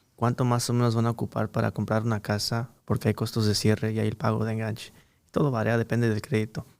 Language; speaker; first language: Spanish; early bilingual, heritage; Spanish